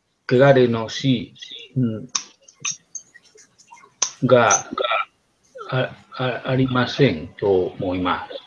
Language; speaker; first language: Japanese; non-native, learner; Spanish